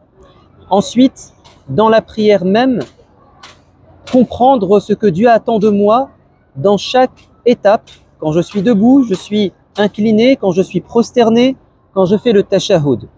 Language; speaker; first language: French; native; French